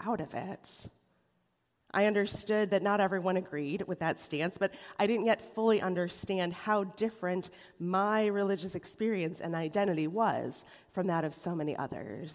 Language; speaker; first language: English; native; English